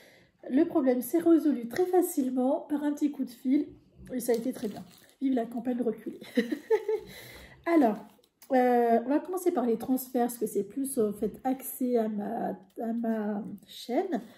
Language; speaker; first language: French; native; French